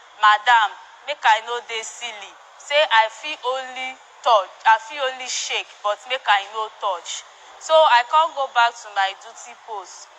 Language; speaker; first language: Nigerian Pidgin; native; Nigerian Pidgin